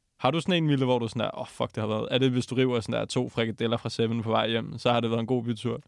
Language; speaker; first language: Danish; native; Danish